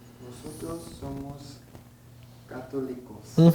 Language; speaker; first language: Spanish; non-native, learner; Korean